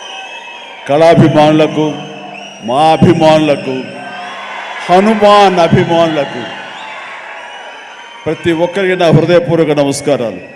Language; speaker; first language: Telugu; native; Telugu